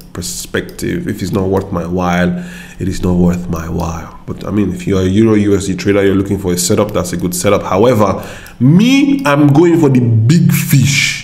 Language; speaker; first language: English; non-native, local second language; Yoruba